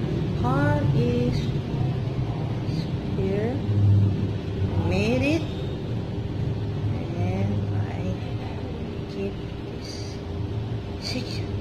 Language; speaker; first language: English; non-native, learner; Indonesian